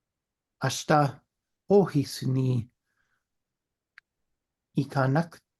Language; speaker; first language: Japanese; non-native, learner; English